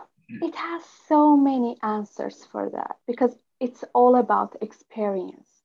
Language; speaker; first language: English; non-native, fluent; Persian